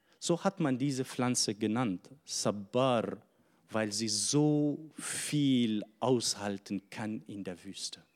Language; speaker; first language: German; non-native, fluent; Arabic